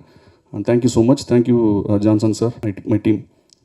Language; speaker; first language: Tamil; native; Tamil